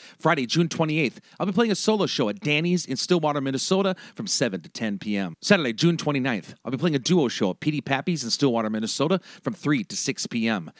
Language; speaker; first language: English; native; English